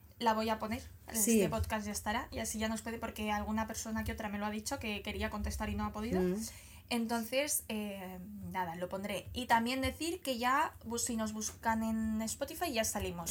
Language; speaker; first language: Spanish; native; Spanish